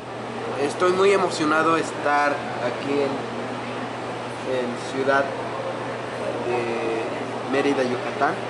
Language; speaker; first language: Spanish; non-native, local second language; Tzotzil